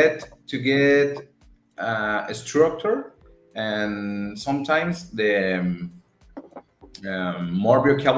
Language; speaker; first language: English; non-native, learner; Spanish